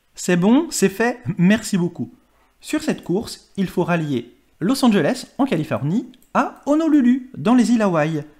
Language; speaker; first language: French; native; French